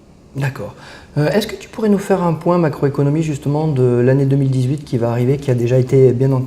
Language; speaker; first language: French; native; French